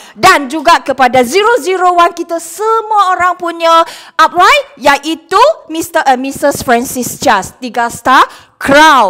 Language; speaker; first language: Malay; non-native, local second language; Chinese